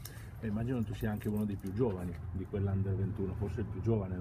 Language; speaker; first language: Italian; native; Italian